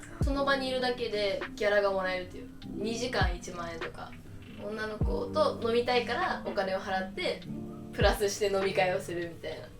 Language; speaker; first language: Japanese; native; Japanese